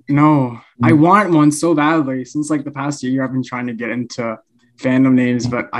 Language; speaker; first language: English; native; English